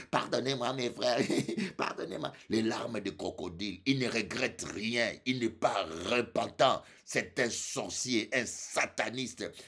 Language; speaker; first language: French; non-native, local second language; Lingala